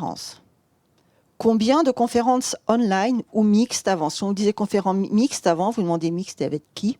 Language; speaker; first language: French; native; French